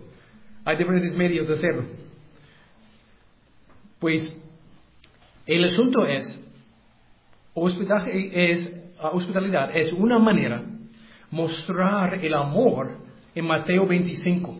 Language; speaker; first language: Spanish; non-native, learner; English